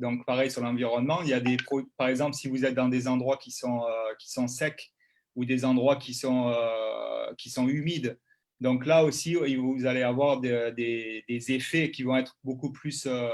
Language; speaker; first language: French; native; French